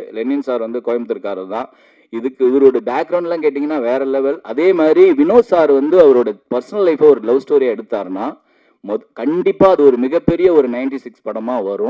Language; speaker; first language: Tamil; native; Tamil